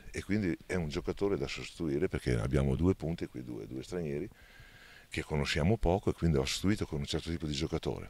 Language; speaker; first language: Italian; native; Italian